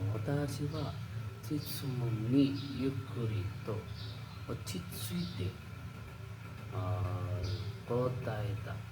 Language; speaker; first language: Japanese; non-native, learner; Indonesian